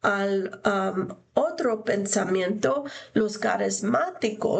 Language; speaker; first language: Spanish; non-native, fluent; English